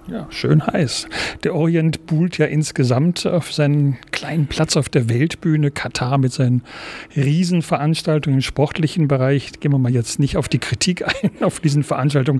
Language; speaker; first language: German; native; German